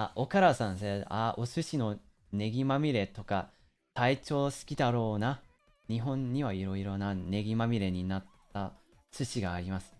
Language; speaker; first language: Japanese; early bilingual, other home language; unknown